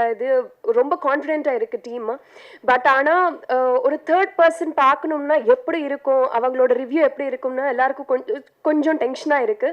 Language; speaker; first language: Tamil; non-native, learner; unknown